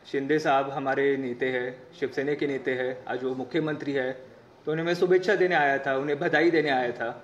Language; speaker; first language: Hindi; non-native, local second language; Marathi